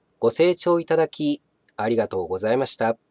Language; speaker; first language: Japanese; native; Japanese